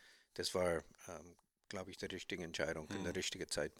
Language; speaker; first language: German; non-native, learner; English